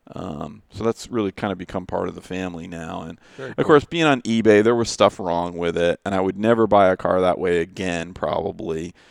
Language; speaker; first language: English; native; English